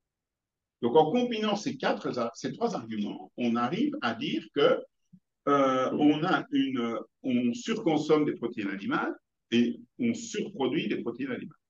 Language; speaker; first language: French; native; French